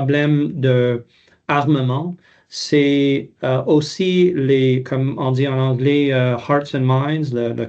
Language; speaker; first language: French; non-native, local second language; English